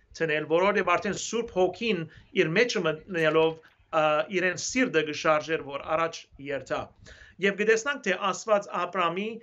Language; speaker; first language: Armenian; early bilingual, heritage; Armenian